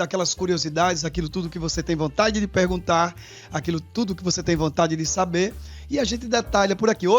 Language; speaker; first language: Portuguese; native; Portuguese